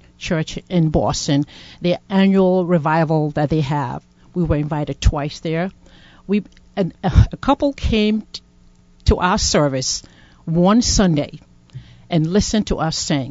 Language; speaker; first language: English; non-native, local second language; Akan